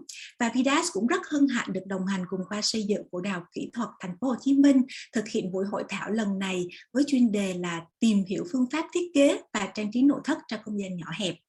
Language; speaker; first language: Vietnamese; native; Vietnamese